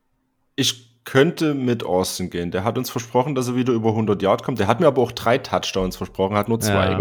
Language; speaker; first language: German; native; German